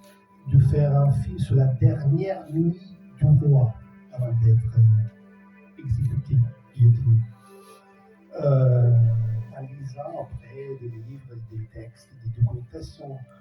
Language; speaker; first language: French; non-native, fluent; Italian